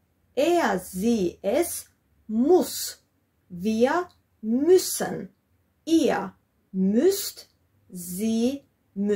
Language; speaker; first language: German; non-native, fluent; Georgian